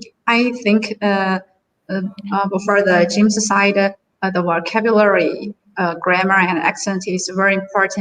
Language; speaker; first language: English; non-native, learner; Chinese